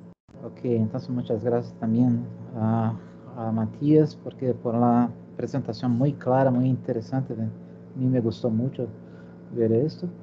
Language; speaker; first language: Spanish; non-native, fluent; Portuguese